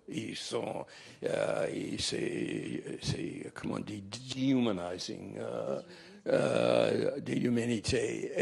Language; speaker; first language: French; non-native, fluent; English